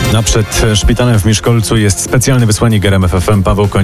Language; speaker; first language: Polish; native; Polish